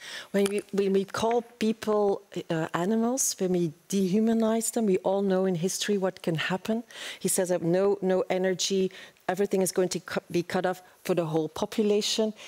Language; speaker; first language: English; non-native, fluent; Dutch